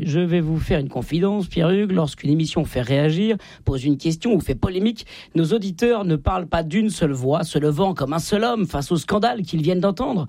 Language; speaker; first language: French; native; French